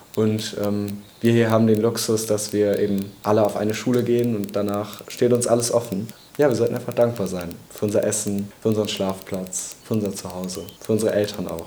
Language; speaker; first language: German; native; German